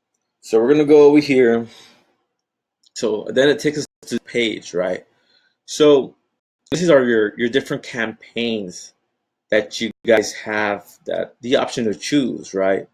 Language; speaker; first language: English; native; English